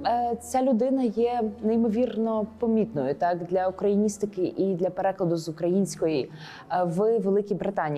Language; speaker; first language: Ukrainian; native; Ukrainian